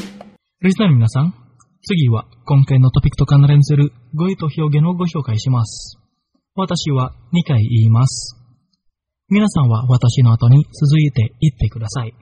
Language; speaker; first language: Japanese; non-native, fluent; Indonesian